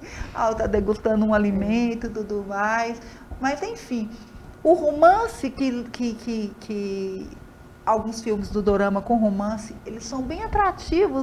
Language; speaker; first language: Portuguese; native; Portuguese